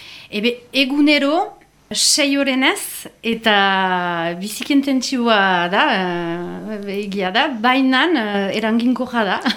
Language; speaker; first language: Basque; non-native, learner; French